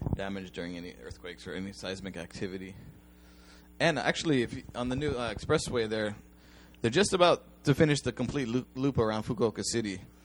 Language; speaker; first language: English; native; English